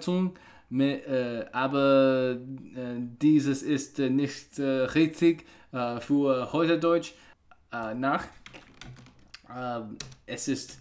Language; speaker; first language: German; non-native, learner; English